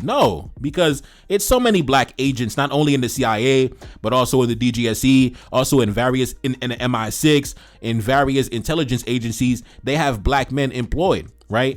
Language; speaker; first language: English; native; English